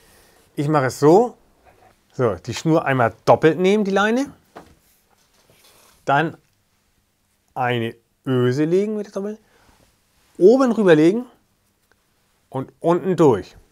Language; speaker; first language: German; native; German